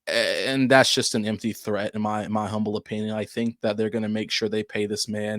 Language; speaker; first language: English; native; English